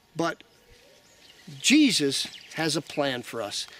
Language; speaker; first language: English; native; English